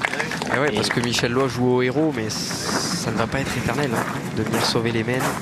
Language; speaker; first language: French; native; French